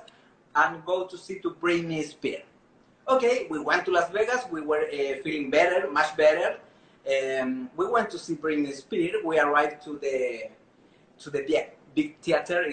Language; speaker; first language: English; non-native, learner; Spanish